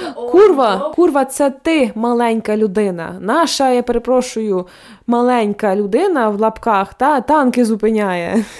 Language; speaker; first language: Ukrainian; native; Ukrainian